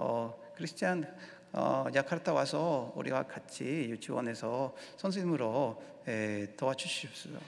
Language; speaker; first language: Korean; non-native, learner; Spanish